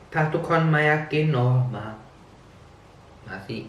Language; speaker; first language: Thai; early bilingual, heritage; Thai